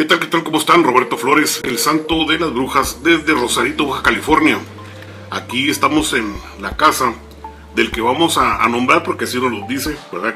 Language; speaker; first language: Spanish; native; Spanish